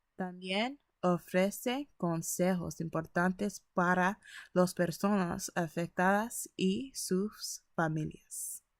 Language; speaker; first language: Spanish; early bilingual, other home language; English